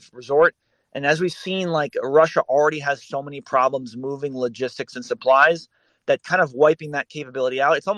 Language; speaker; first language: English; native; English